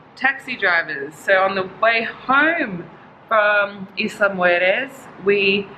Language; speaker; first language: English; native; English